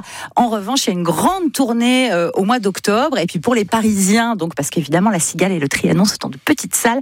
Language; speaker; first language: French; native; French